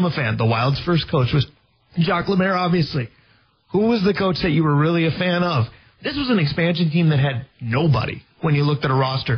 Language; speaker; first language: English; native; English